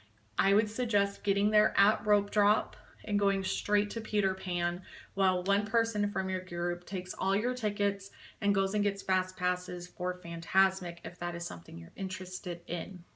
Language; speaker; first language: English; native; English